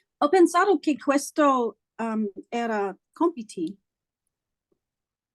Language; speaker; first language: Italian; non-native, learner; English